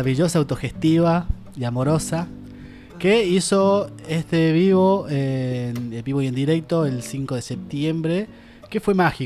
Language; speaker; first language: Spanish; native; Spanish